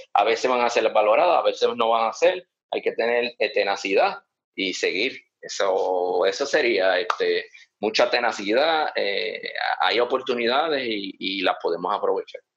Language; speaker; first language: Spanish; early bilingual, heritage; Spanish